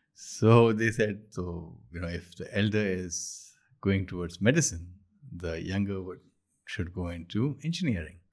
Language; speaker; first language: English; non-native, local second language; Urdu